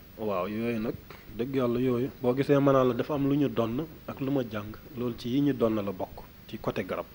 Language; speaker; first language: Wolof; non-native, local second language; Fula